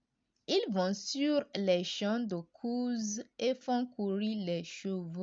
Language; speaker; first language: French; non-native, learner; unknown